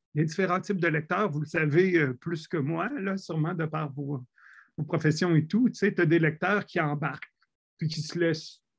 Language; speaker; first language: French; native; French